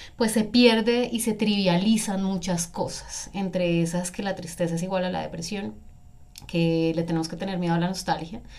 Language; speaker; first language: Spanish; native; Spanish